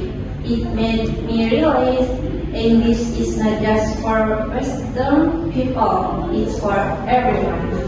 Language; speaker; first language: English; non-native, learner; Indonesian